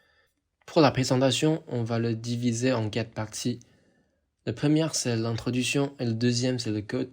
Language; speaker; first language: French; non-native, fluent; Chinese